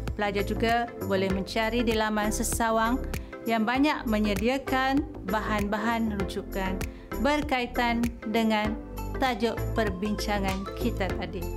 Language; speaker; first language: Malay; native; Malay